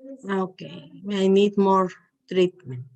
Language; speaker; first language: English; non-native, learner; Spanish